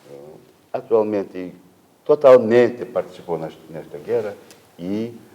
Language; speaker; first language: Portuguese; non-native, fluent; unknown